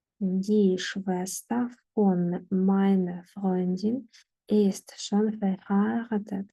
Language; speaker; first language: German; non-native, fluent; Ukrainian